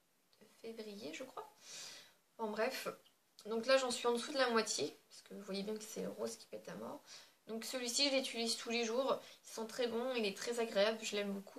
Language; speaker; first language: French; native; French